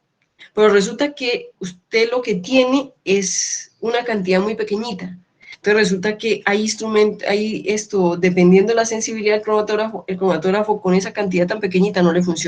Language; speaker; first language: Spanish; native; Spanish